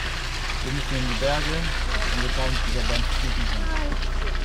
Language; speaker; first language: German; native; German